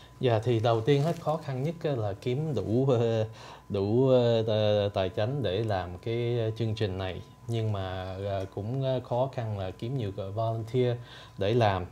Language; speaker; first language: Vietnamese; early bilingual, heritage; Vietnamese